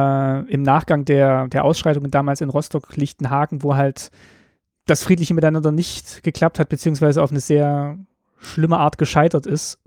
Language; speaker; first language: German; native; German